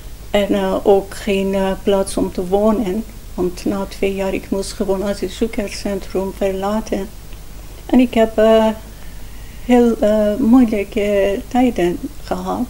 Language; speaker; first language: Dutch; non-native, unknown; Persian